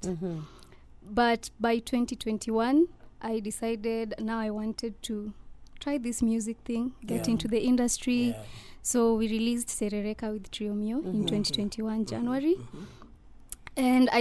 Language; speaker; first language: English; non-native, local second language; Luo (Kenya and Tanzania)